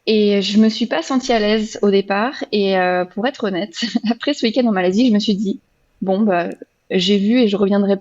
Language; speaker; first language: French; native; French